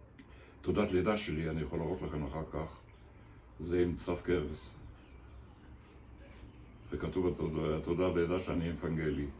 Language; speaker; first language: Hebrew; early bilingual, other home language; German